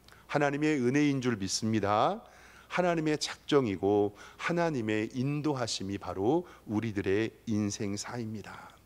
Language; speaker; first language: Korean; native; Korean